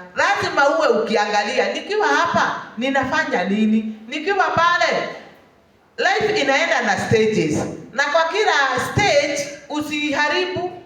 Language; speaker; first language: Swahili; non-native, local second language; Kikuyu